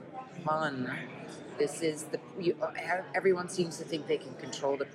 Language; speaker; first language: English; non-native, fluent; Dutch